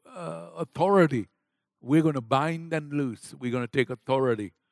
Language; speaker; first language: English; non-native, local second language; Gujarati